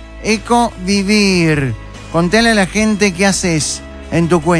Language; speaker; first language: Spanish; native; Spanish